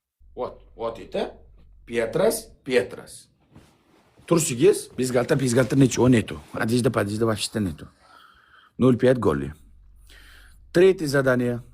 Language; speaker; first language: Russian; non-native, learner; Uzbek